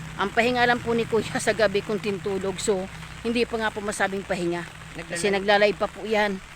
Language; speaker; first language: Filipino; non-native, local second language; Cebuano